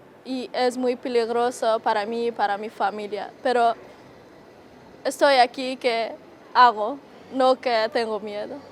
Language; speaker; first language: Spanish; non-native, learner; Persian